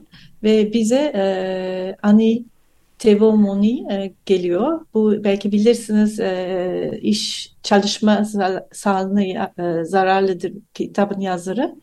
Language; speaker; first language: Turkish; non-native, fluent; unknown